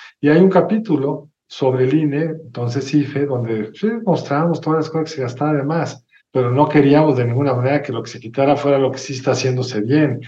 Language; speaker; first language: Spanish; native; Spanish